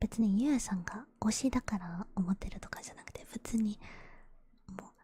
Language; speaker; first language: Japanese; non-native, fluent; English